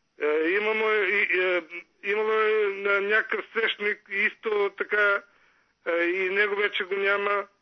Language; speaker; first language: Bulgarian; native; Bulgarian